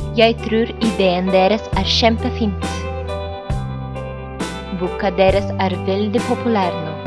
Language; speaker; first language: Norwegian; non-native, fluent; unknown